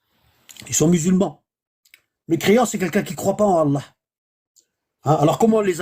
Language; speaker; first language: French; native; French